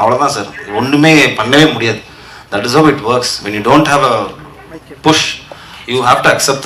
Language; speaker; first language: Tamil; native; Tamil